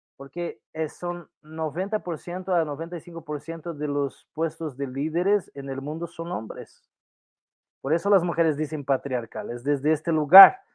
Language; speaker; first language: Spanish; non-native, fluent; Portuguese